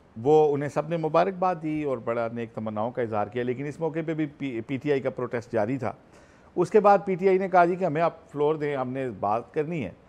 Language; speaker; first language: Urdu; native; Urdu